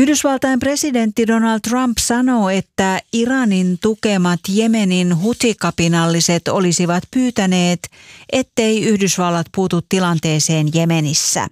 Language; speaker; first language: Finnish; native; Finnish